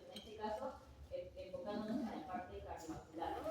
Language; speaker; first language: Spanish; native; Spanish